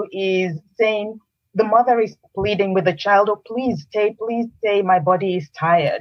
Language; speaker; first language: English; non-native, local second language; Yoruba